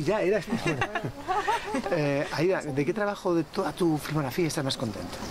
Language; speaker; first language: Spanish; native; Spanish